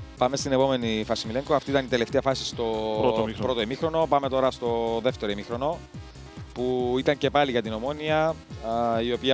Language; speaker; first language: Greek; native; Greek